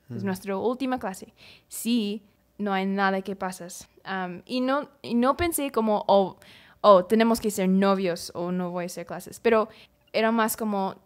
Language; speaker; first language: Spanish; non-native, learner; English